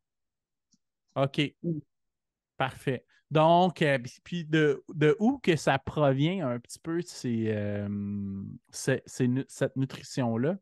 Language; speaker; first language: French; native; French